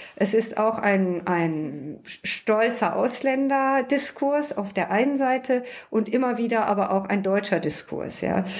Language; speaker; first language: German; early bilingual, other home language; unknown